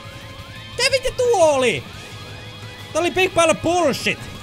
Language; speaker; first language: Finnish; native; Finnish